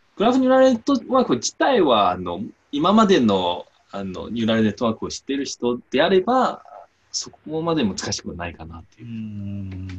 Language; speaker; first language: Japanese; non-native, fluent; Chinese